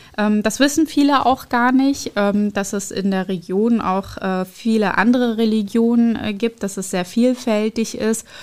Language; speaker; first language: German; early bilingual, other home language; Arabic